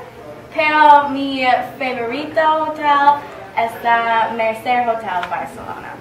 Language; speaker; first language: Spanish; non-native, learner; English